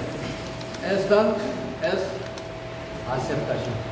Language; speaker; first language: Spanish; non-native, learner; Korean